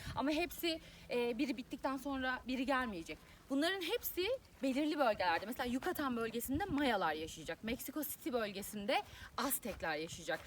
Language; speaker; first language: Turkish; native; Turkish